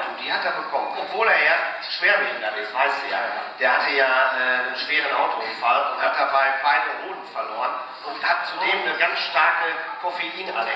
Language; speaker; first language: German; native; German